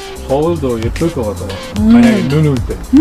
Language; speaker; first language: Korean; non-native, learner; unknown